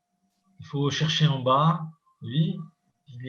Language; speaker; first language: French; non-native, fluent; Portuguese